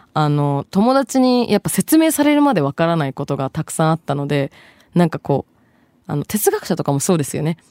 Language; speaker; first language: Japanese; early bilingual, other home language; Bangla